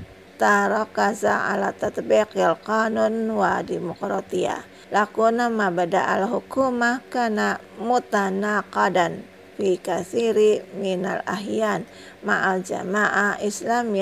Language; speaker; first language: Arabic; non-native, fluent; Indonesian